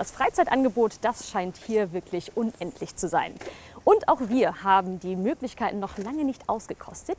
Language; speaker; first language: German; native; German